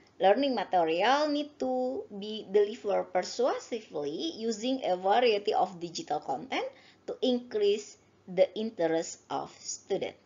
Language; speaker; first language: English; non-native, learner; Indonesian